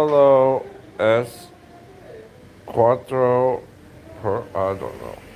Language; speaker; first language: Spanish; non-native, learner; English